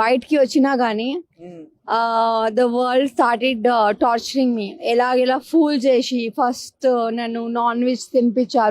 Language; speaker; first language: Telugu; non-native, local second language; Hindi